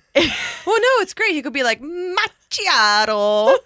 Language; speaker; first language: English; early bilingual, other home language; Polish